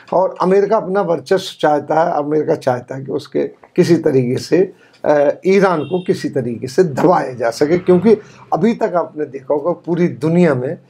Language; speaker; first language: Urdu; native; Urdu